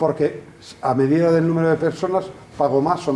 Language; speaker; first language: Spanish; native; Spanish